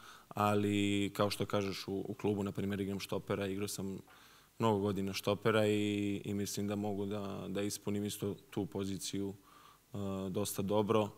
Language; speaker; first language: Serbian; early bilingual, heritage; Serbian